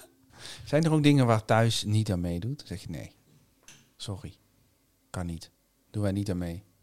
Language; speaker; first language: Dutch; native; Dutch